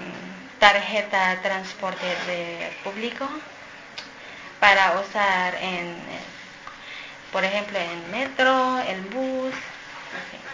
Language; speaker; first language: Spanish; non-native, learner; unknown